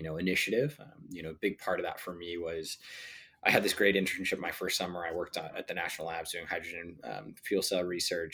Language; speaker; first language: English; native; English